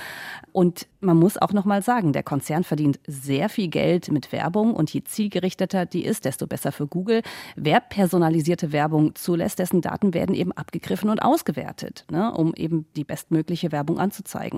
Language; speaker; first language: German; native; German